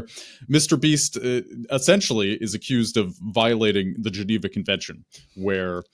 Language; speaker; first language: English; native; English